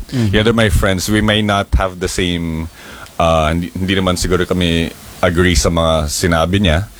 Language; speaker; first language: Filipino; native; Filipino